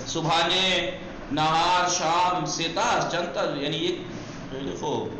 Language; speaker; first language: Persian; non-native, fluent; Urdu